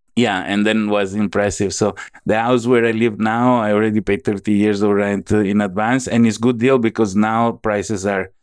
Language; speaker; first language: English; non-native, fluent; Italian